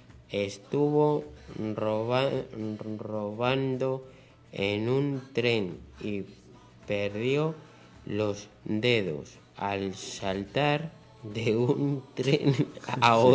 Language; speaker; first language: Spanish; native; Spanish